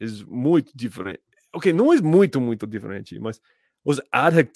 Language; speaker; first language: Portuguese; non-native, learner; English